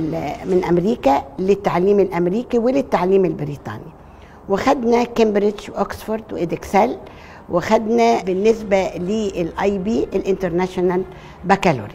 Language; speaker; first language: Arabic; native; Arabic